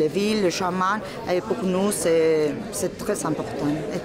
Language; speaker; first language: French; non-native, learner; Spanish